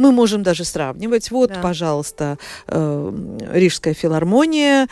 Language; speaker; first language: Russian; native; Russian